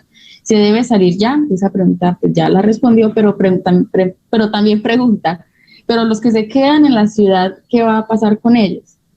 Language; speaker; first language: Spanish; native; Spanish